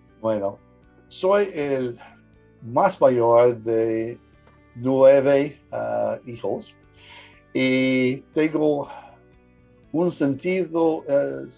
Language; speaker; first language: Spanish; early bilingual, heritage; English